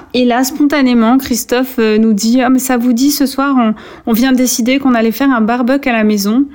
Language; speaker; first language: French; native; French